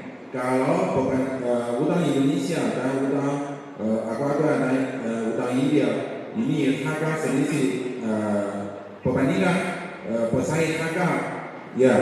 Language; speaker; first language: Indonesian; non-native, learner; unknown